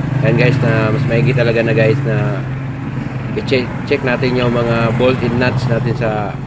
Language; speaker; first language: Filipino; non-native, local second language; Cebuano